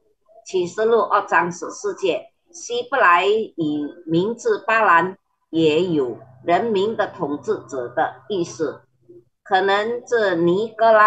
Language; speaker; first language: Chinese; early bilingual, heritage; Chinese